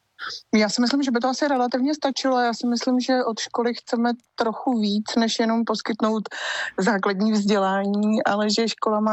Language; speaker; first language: Czech; native; Czech